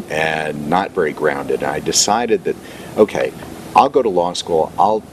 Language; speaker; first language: English; native; English